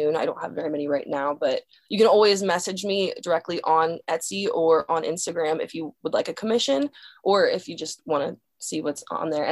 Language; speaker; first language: English; native; English